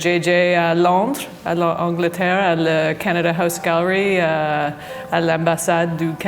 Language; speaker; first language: French; non-native, fluent; English